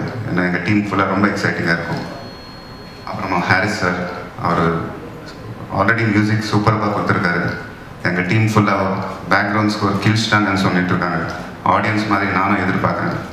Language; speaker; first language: Tamil; non-native, local second language; Telugu